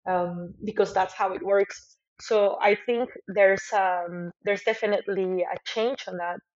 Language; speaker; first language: English; non-native, fluent; Spanish